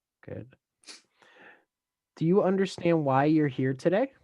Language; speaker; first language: English; native; English